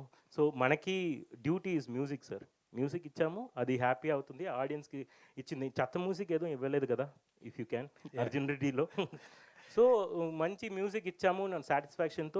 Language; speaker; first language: Telugu; non-native, fluent; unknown